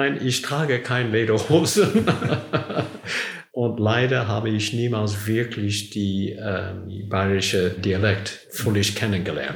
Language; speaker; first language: German; non-native, learner; English